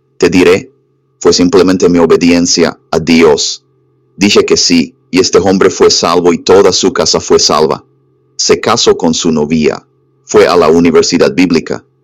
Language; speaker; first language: Spanish; non-native, fluent; English